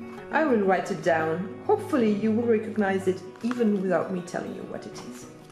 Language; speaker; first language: English; non-native, fluent; German